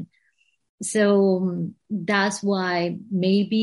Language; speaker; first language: English; non-native, fluent; Spanish